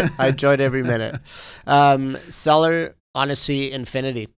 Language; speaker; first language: English; native; English